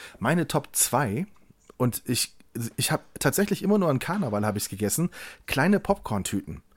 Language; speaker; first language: German; native; German